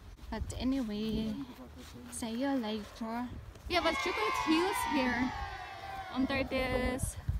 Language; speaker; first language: English; non-native, local second language; Cebuano